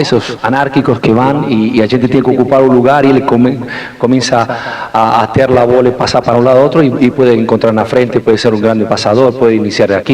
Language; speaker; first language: Portuguese; non-native, fluent; Spanish